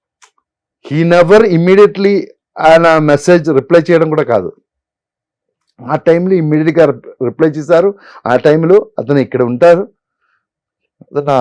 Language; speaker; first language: Telugu; non-native, fluent; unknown